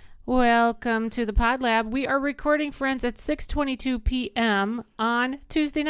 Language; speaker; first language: English; native; English